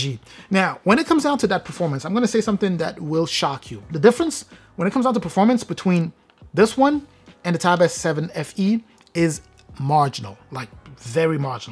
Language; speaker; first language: English; native; English